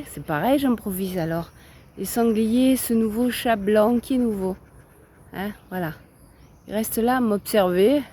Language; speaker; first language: French; native; French